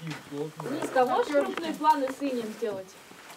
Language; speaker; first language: Russian; native; Russian